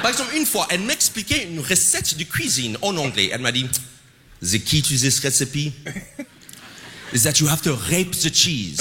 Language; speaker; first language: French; non-native, fluent; English